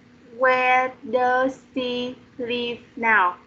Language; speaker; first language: English; non-native, learner; Vietnamese